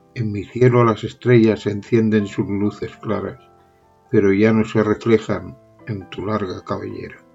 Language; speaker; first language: Spanish; non-native, local second language; Catalan